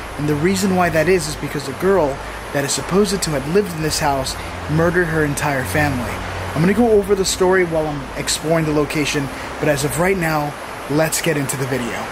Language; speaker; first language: English; native; English